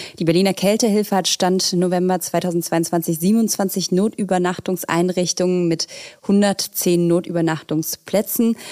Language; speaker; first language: German; native; German